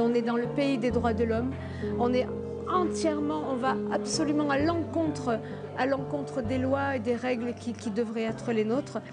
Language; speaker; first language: French; native; French